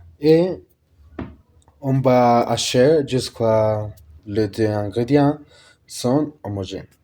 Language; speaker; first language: French; non-native, learner; Spanish